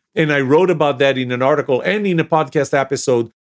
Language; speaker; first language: English; non-native, fluent; Hebrew